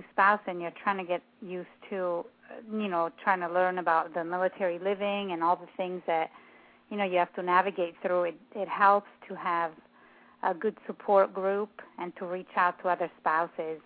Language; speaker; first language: English; non-native, fluent; Italian